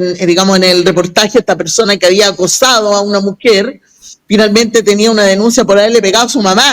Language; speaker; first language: Spanish; native; Spanish